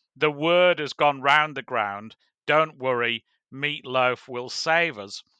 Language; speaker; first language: English; native; English